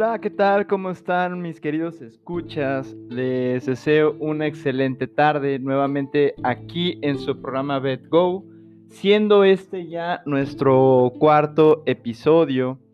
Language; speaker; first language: Spanish; native; Spanish